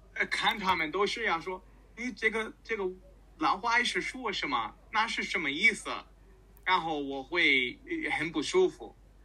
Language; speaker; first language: Chinese; non-native, fluent; English